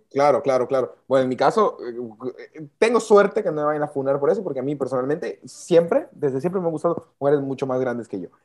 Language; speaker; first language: Spanish; native; Spanish